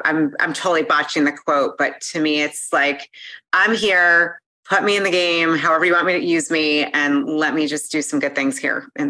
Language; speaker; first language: English; native; English